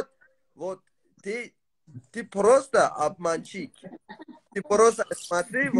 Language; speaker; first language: Russian; non-native, learner; Tajik